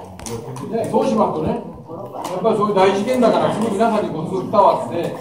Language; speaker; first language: Japanese; native; Japanese